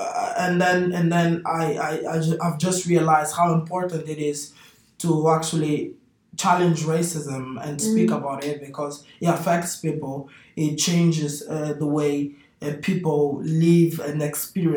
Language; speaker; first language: English; non-native, fluent; Portuguese